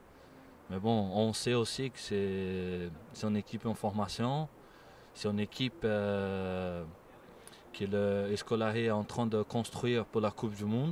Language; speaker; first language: French; non-native, fluent; Portuguese